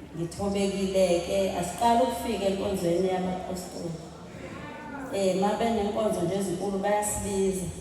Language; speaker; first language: Zulu; native; Zulu